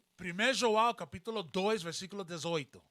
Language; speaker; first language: Portuguese; non-native, learner; Spanish